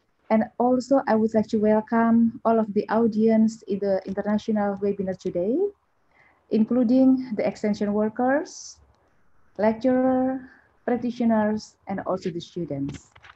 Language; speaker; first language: English; non-native, fluent; Indonesian